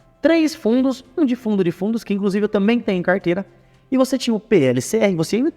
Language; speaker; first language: Portuguese; native; Portuguese